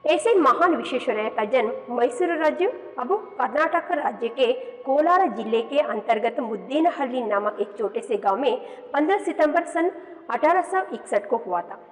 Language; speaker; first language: Hindi; non-native, local second language; Kannada